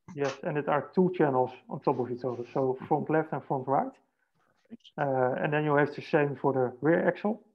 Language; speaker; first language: English; non-native, fluent; Dutch